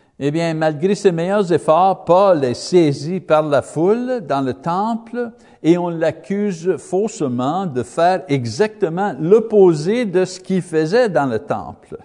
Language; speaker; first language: French; native; French